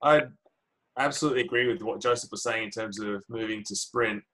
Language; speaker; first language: English; native; English